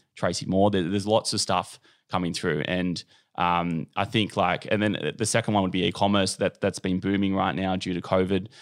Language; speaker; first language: English; native; English